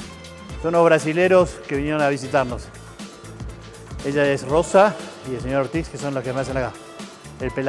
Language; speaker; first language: Spanish; native; Spanish